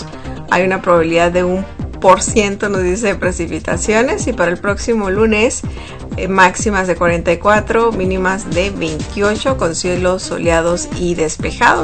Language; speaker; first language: Spanish; native; Spanish